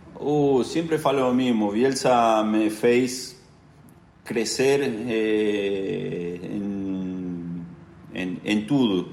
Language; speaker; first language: Portuguese; non-native, learner; Spanish